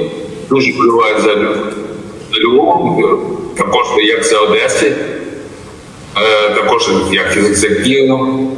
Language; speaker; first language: Ukrainian; non-native, fluent; Georgian